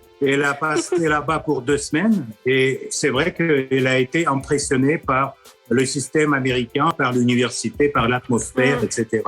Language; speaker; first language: French; non-native, fluent; Russian